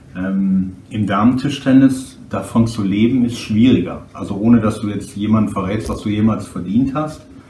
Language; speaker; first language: German; native; German